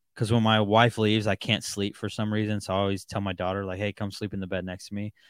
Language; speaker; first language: English; native; English